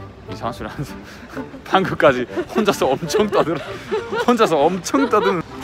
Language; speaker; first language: Korean; native; Korean